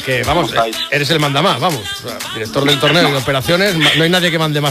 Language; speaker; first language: Spanish; native; Spanish